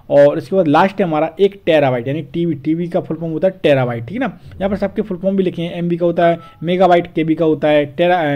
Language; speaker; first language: Hindi; native; Hindi